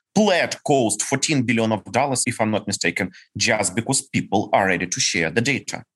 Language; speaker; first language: English; non-native, fluent; Ukrainian